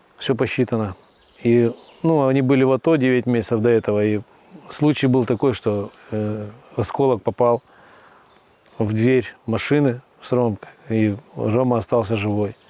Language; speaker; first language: Russian; native; Russian